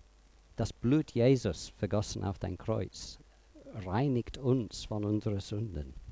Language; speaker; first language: German; non-native, fluent; English